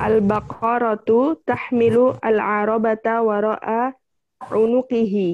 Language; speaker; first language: Arabic; non-native, learner; Indonesian